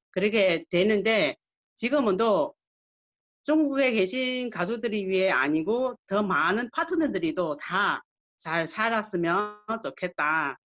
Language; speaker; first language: Korean; non-native, learner; Chinese